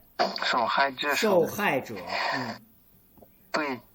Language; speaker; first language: Chinese; non-native, learner; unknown